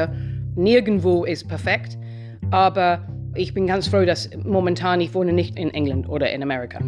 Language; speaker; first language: German; non-native, fluent; English